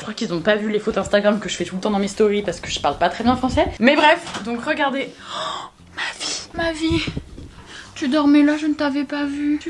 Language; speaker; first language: French; native; French